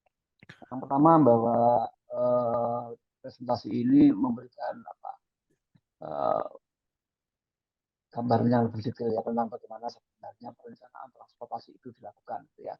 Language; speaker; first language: Indonesian; native; Indonesian